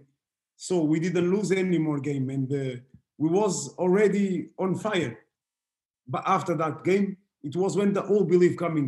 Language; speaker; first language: English; non-native, fluent; Portuguese